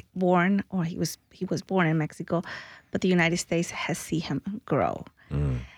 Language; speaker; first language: English; early bilingual, other home language; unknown